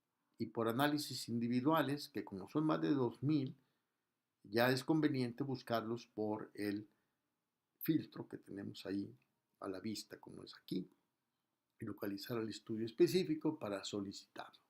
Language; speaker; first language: Spanish; native; Spanish